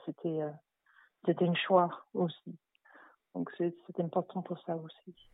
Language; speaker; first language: French; non-native, learner; English